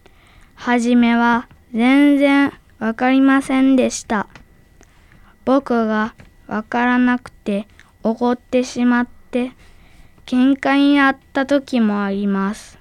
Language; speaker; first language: Japanese; early bilingual, other home language; Arabic